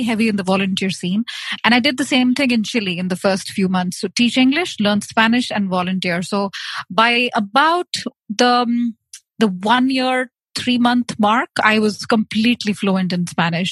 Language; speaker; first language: English; non-native, local second language; Hindi